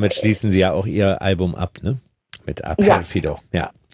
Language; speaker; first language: German; native; German